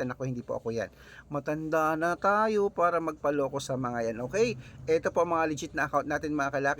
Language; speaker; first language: Filipino; native; Filipino